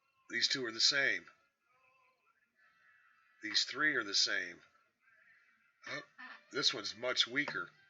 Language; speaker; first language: English; native; English